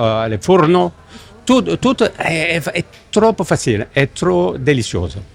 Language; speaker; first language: Italian; non-native, learner; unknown